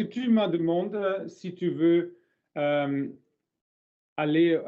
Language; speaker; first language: French; non-native, learner; English